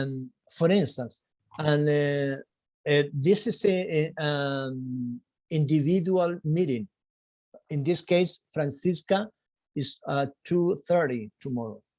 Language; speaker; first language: English; non-native, fluent; Spanish